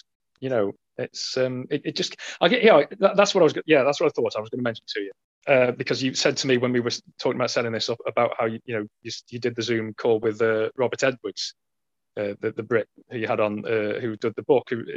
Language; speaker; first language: English; native; English